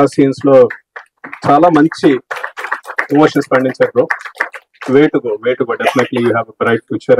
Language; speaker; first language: Telugu; native; Telugu